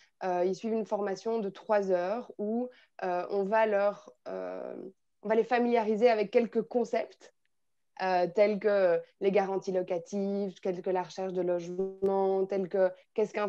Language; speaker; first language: French; native; French